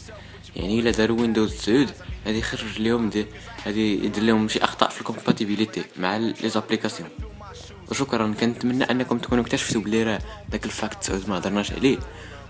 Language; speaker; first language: Arabic; native; Arabic